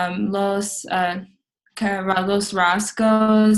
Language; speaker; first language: Spanish; non-native, learner; English